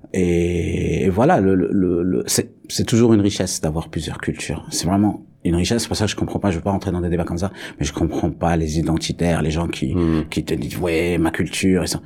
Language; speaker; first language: French; non-native, local second language; Arabic